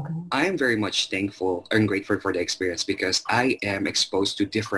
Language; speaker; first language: English; non-native, local second language; Chavacano